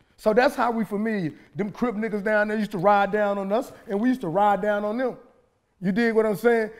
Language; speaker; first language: English; native; English